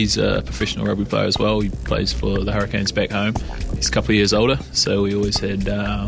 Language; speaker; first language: English; native; English